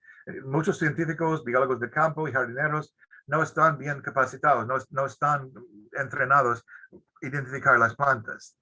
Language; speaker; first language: Spanish; non-native, fluent; English